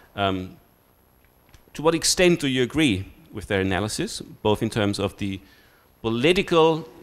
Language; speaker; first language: English; non-native, fluent; German